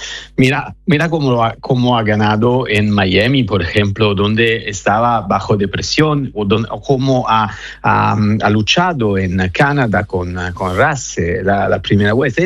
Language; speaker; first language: Spanish; non-native, fluent; Italian